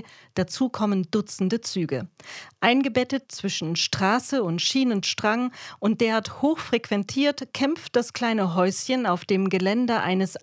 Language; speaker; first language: German; native; German